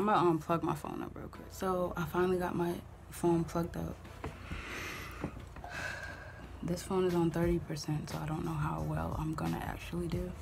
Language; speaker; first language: English; native; English